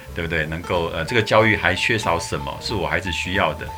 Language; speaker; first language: Chinese; native; Chinese